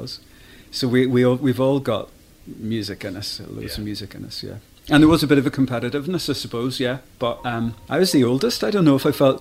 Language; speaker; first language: English; native; English